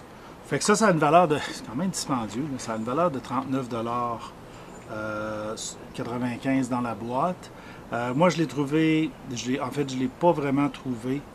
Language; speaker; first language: French; native; French